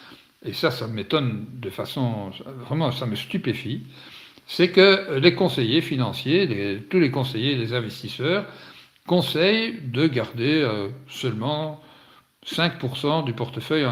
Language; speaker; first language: French; native; French